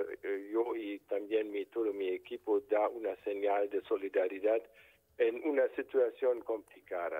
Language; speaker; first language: Spanish; non-native, fluent; German